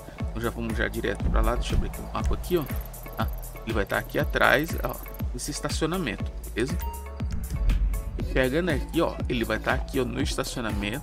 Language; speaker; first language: Portuguese; native; Portuguese